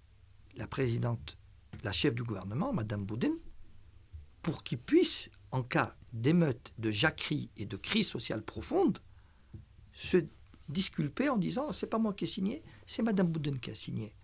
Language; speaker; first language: French; non-native, local second language; Arabic